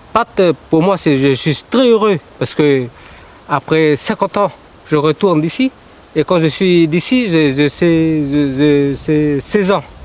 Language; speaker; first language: French; non-native, local second language; Vietnamese